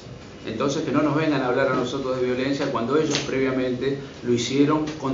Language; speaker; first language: Spanish; native; Spanish